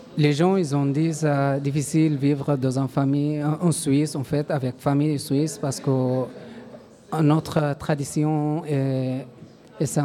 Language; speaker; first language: French; non-native, learner; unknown